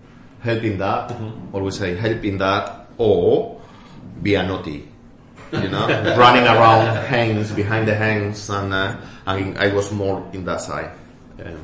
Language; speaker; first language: English; non-native, fluent; Spanish